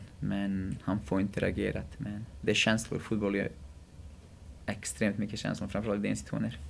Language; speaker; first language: Swedish; non-native, fluent; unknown